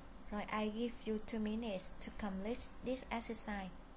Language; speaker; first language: English; non-native, fluent; Vietnamese